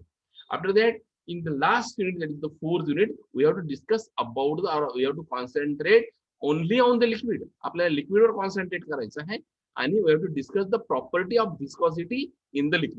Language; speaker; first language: English; non-native, local second language; Marathi